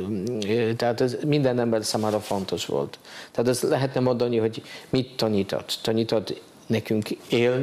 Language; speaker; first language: Hungarian; non-native, fluent; Polish